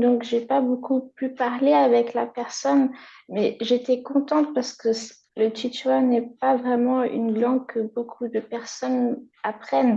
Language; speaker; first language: French; non-native, fluent; German